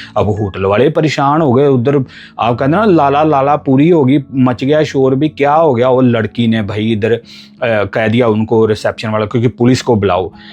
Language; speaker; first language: Hindi; non-native, local second language; Punjabi